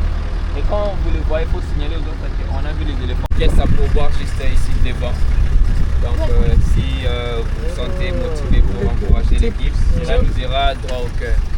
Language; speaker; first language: French; native; French